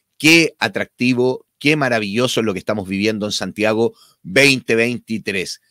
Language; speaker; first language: Spanish; native; Spanish